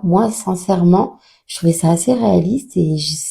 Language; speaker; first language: French; native; French